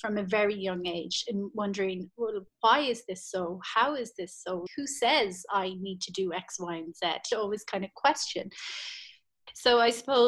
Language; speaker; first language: English; native; English